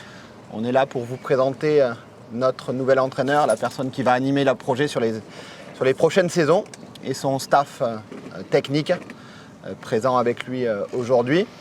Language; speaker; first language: French; native; French